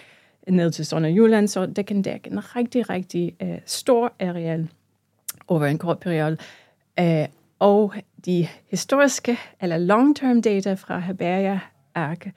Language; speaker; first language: Danish; non-native, fluent; English